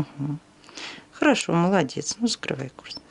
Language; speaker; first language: Russian; native; Russian